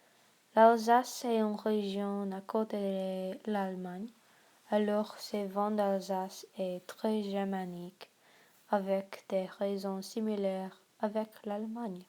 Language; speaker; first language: French; non-native, learner; English